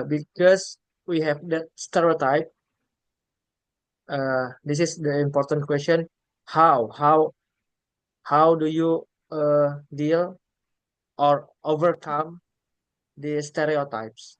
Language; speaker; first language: English; non-native, learner; Indonesian